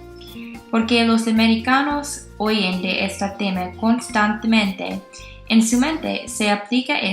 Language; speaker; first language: Spanish; non-native, learner; English